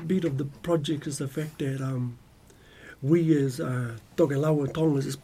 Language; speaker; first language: English; native; English